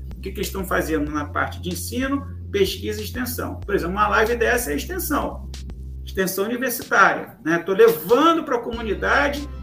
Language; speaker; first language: Portuguese; native; Portuguese